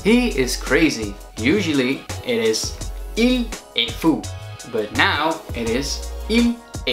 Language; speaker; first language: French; non-native, learner; Dutch